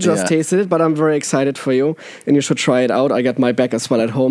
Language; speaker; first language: English; non-native, fluent; German